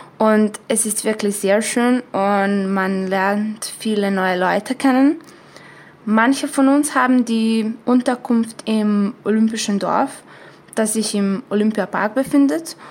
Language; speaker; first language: German; non-native, fluent; Serbian